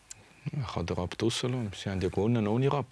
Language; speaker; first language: German; native; German